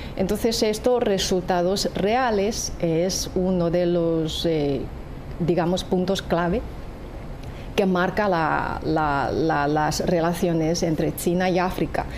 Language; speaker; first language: Spanish; non-native, fluent; Chinese